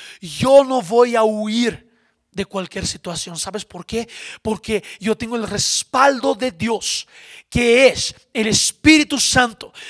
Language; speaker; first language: Spanish; non-native, fluent; Portuguese